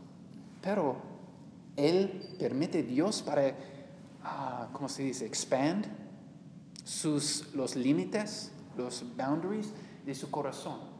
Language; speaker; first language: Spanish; non-native, learner; English